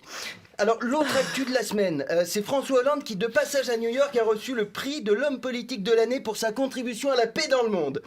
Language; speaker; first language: French; native; French